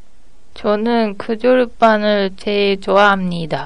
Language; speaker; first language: Korean; non-native, learner; Japanese